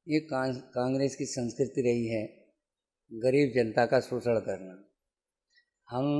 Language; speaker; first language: Hindi; native; Hindi